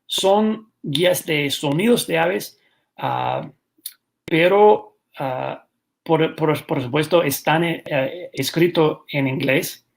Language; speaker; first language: Spanish; non-native, fluent; English